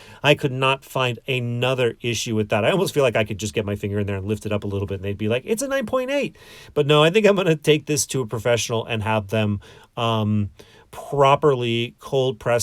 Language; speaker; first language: English; native; English